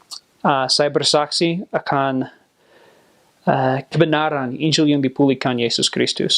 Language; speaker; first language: Indonesian; non-native, fluent; English